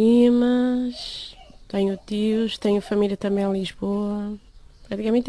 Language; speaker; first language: Portuguese; non-native, local second language; Kabuverdianu